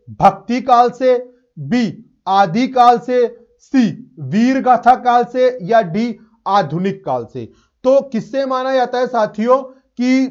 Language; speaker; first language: Hindi; non-native, local second language; Punjabi